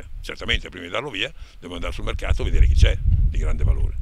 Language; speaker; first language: Italian; native; Italian